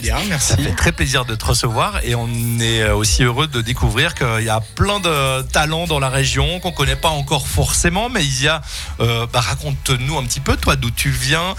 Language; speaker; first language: French; native; French